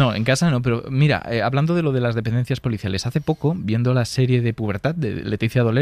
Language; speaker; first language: Spanish; native; Spanish